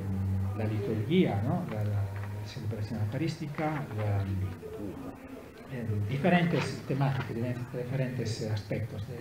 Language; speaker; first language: Spanish; non-native, learner; Italian